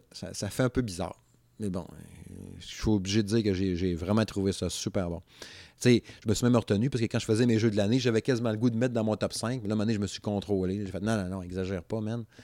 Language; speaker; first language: French; native; French